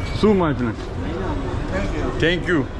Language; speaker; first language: English; non-native, learner; Turkish